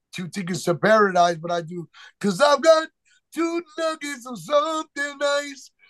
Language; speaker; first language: English; native; English